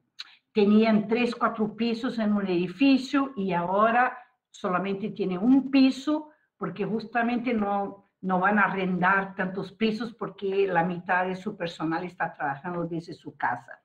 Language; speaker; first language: Spanish; non-native, fluent; Portuguese